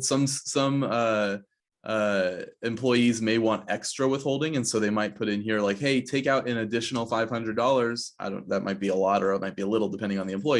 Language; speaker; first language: English; native; English